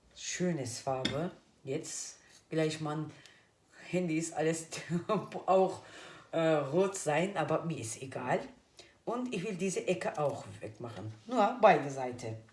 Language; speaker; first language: German; non-native, learner; Turkish